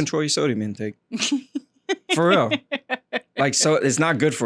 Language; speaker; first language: English; native; English